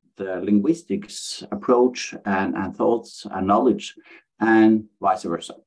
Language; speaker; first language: English; non-native, fluent; Norwegian